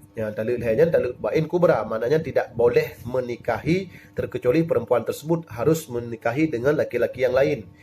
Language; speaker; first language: Malay; non-native, local second language; Achinese